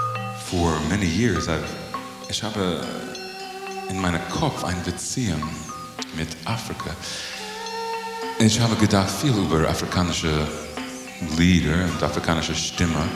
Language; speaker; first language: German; non-native, learner; English